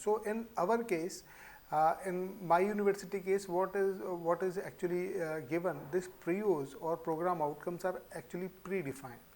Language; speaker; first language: English; non-native, local second language; Hindi